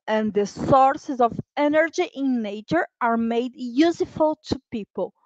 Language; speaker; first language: English; non-native, fluent; Portuguese